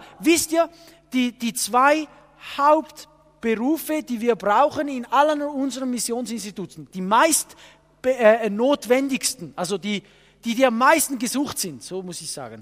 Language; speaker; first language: German; non-native, fluent; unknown